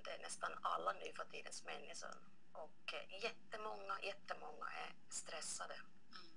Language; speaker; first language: Swedish; non-native, local second language; Finnish